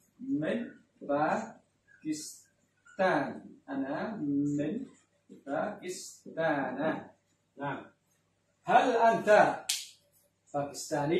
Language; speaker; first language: Arabic; non-native, fluent; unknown